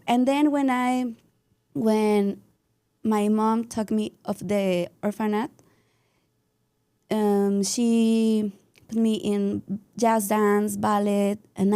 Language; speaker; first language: English; non-native, learner; Spanish